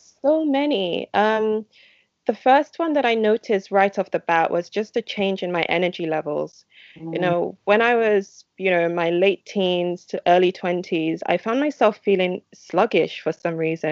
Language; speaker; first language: English; non-native, local second language; Yoruba